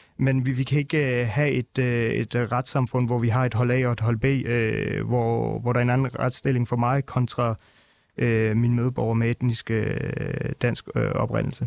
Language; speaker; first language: Danish; early bilingual, other home language; Punjabi